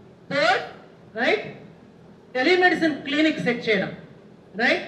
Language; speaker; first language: English; non-native, local second language; Telugu